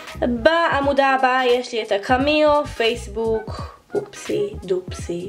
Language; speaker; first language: Hebrew; native; Hebrew